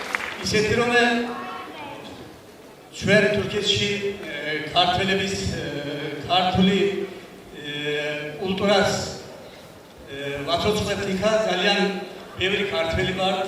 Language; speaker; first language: Georgian; early bilingual, heritage; Georgian